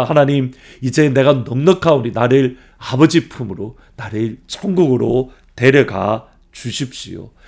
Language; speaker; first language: Korean; native; Korean